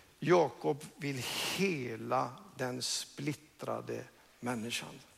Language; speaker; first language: Swedish; non-native, fluent; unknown